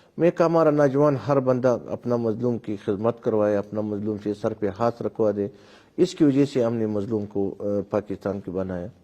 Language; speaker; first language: Urdu; non-native, local second language; Pashto